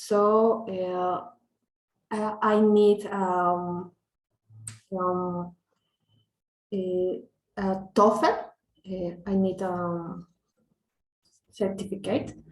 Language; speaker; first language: English; non-native, learner; Spanish